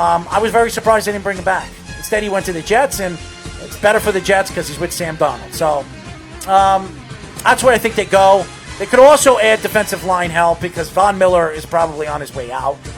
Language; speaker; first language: English; native; English